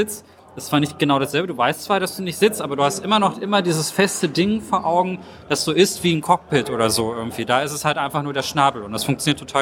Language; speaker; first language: German; native; German